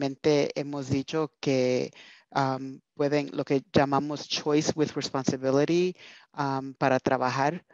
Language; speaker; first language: Spanish; early bilingual, heritage; Spanish